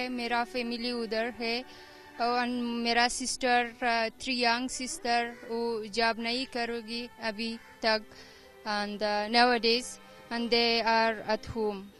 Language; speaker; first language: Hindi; non-native, learner; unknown